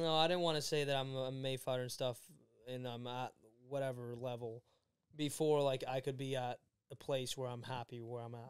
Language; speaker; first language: English; early bilingual, other home language; Swedish